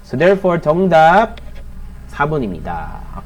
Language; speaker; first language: Korean; non-native, learner; Filipino